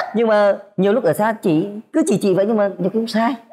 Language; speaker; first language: Vietnamese; native; Vietnamese